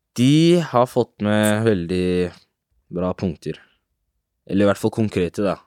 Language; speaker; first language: Norwegian; native; Norwegian